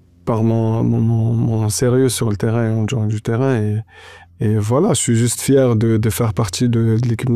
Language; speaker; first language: French; non-native, local second language; Arabic